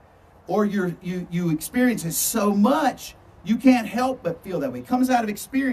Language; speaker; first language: English; native; English